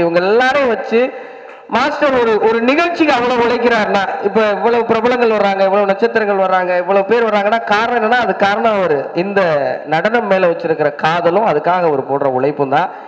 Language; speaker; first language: Tamil; native; Tamil